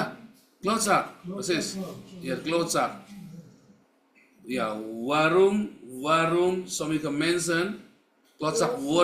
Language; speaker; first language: Dutch; non-native, learner; Indonesian